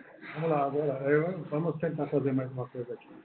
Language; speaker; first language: Portuguese; non-native, fluent; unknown